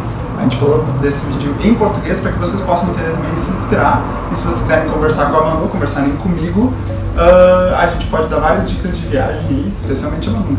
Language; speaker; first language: Portuguese; native; Portuguese